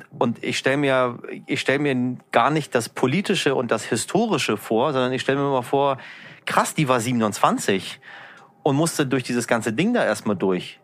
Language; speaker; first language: German; early bilingual, other home language; Persian